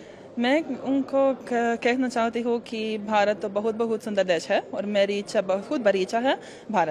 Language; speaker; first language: Hindi; non-native, learner; Croatian